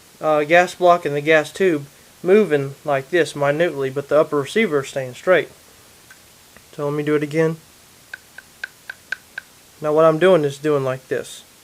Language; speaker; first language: English; native; English